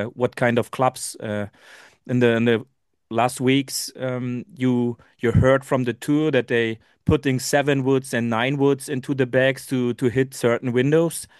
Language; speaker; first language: English; non-native, learner; German